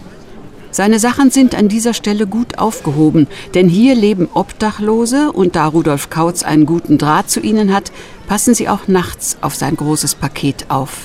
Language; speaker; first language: German; native; German